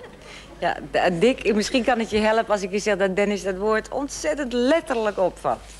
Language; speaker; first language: Dutch; native; Dutch